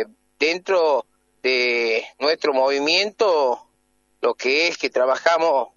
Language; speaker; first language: Spanish; native; Spanish